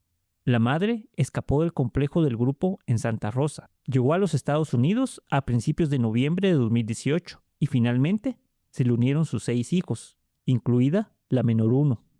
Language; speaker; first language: Spanish; native; Spanish